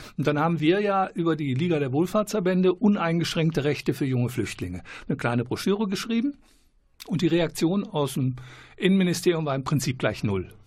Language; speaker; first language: German; native; German